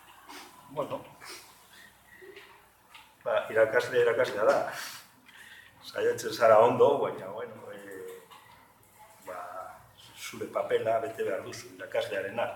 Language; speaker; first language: Basque; non-native, local second language; Spanish